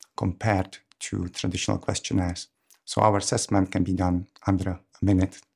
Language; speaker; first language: English; non-native, fluent; Czech